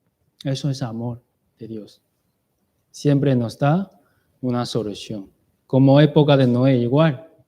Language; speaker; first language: Spanish; non-native, learner; Chinese